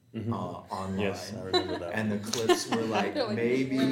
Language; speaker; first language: English; native; English